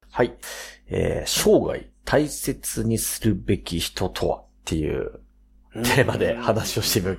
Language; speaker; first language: Japanese; native; Japanese